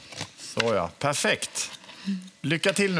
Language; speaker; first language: Swedish; native; Swedish